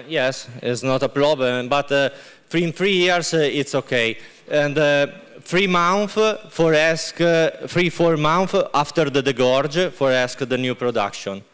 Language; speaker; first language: English; non-native, learner; Italian